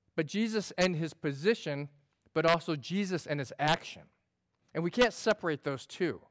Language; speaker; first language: English; native; English